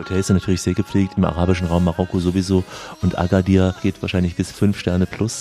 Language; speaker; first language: German; native; German